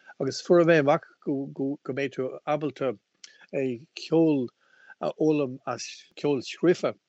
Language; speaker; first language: Irish; non-native, local second language; English